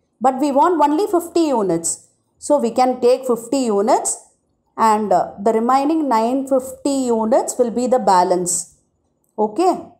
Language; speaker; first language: English; non-native, local second language; Tamil